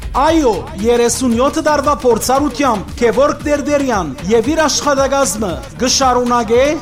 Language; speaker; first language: Armenian; native; Armenian